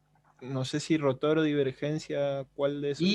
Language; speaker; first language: Spanish; native; Spanish